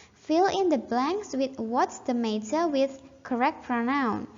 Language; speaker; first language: English; non-native, fluent; Indonesian